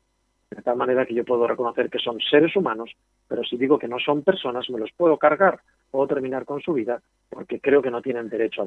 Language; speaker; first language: Spanish; native; Spanish